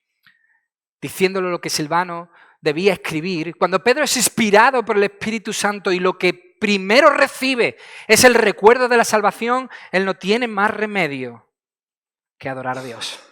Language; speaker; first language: Spanish; native; Spanish